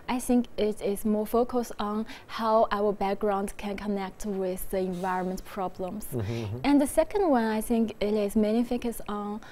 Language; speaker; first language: English; non-native, fluent; Chinese